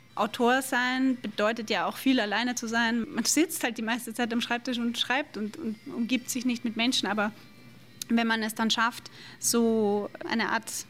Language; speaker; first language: German; native; German